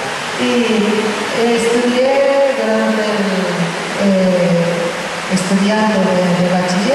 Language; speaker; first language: Spanish; non-native, fluent; Japanese